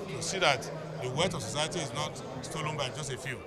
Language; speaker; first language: English; non-native, local second language; Yoruba